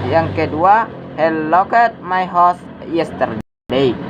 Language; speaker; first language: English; non-native, learner; Indonesian